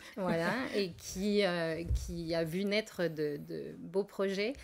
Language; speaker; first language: French; native; French